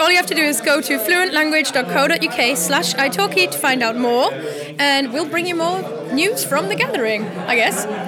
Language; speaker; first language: English; non-native, fluent; German